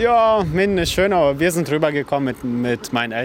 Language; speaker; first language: German; early bilingual, other home language; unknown